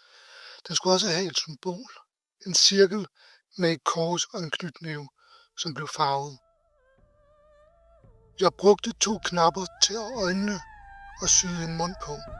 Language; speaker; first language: Danish; native; Danish